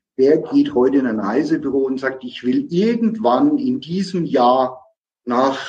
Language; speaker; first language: German; native; German